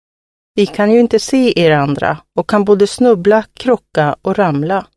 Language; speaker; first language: Swedish; native; Swedish